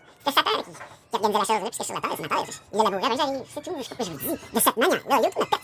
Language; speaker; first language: French; native; French